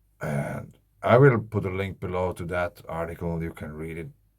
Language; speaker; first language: English; non-native, fluent; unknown